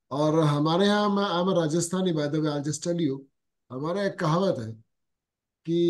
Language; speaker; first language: Hindi; non-native, local second language; Marwari